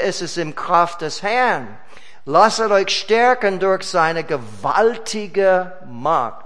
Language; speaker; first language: German; non-native, fluent; English